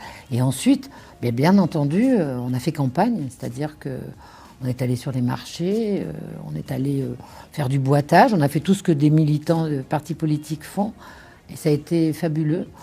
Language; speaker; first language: French; native; French